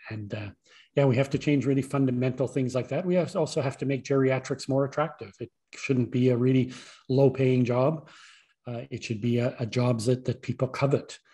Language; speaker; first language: English; native; English